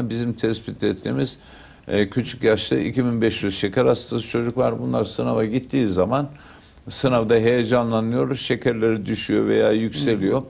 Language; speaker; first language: Turkish; native; Turkish